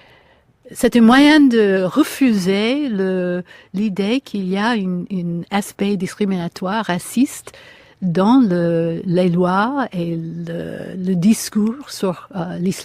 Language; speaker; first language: French; non-native, fluent; English